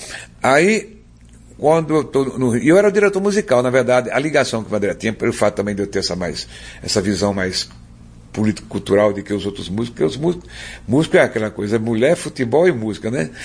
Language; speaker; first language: Portuguese; native; Portuguese